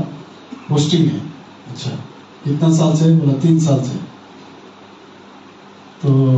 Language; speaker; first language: Hindi; non-native, local second language; Bangla